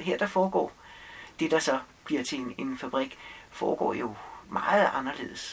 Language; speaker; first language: Danish; native; Danish